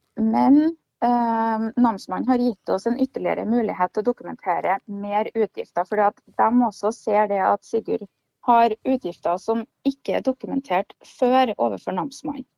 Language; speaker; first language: Norwegian; native; Norwegian